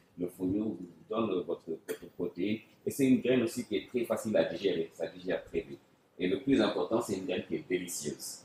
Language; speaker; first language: French; non-native, local second language; Wolof